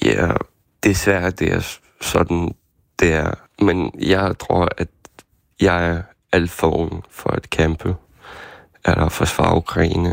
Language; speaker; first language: Danish; non-native, fluent; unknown